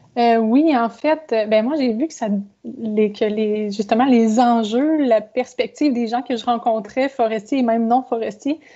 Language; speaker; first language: French; native; French